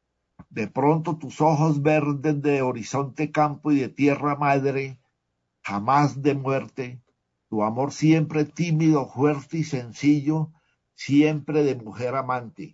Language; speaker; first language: Spanish; native; Spanish